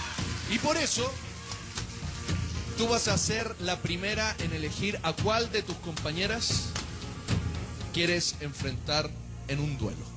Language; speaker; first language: Spanish; native; Spanish